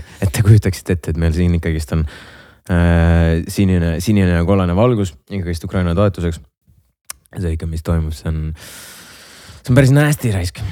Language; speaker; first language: Estonian; non-native, local second language; Russian